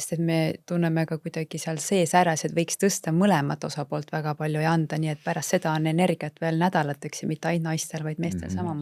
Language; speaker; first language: Estonian; native; Estonian